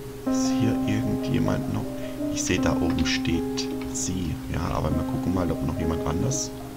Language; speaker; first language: German; native; German